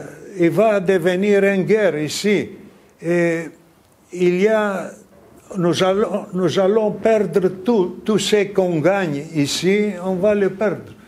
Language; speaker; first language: French; non-native, fluent; Greek